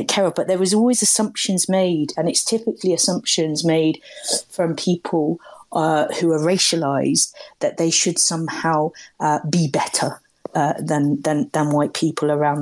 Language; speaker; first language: English; native; English